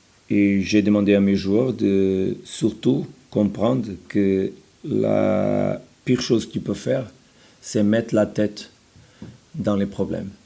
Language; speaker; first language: French; non-native, fluent; Portuguese